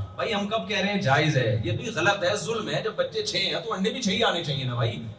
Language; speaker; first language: Urdu; native; Urdu